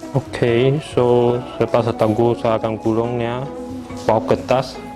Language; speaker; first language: Indonesian; non-native, local second language; Chinese